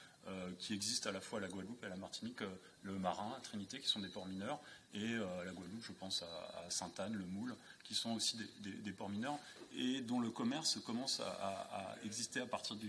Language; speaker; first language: French; native; French